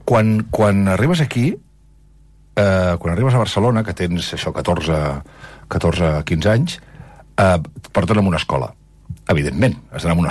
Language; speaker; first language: Catalan; native; Catalan